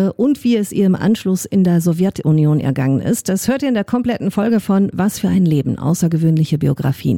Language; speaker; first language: German; native; German